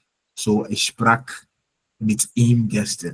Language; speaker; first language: German; non-native, learner; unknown